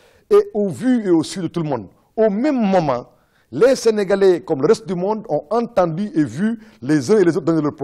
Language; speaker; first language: French; non-native, local second language; Wolof